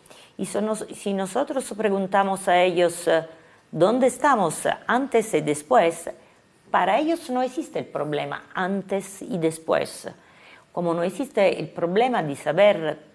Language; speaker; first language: Spanish; non-native, fluent; Italian